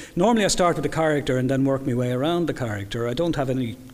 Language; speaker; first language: English; native; English